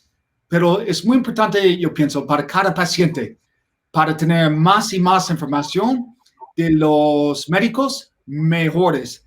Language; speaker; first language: Spanish; non-native, learner; English